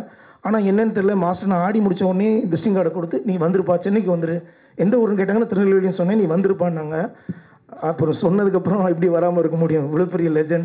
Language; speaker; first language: Tamil; native; Tamil